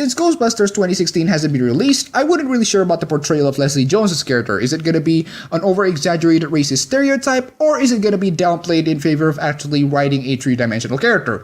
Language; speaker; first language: English; non-native, fluent; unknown